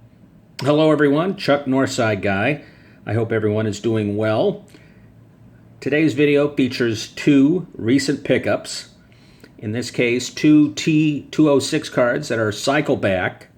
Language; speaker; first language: English; native; English